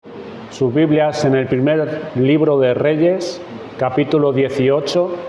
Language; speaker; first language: Spanish; native; Spanish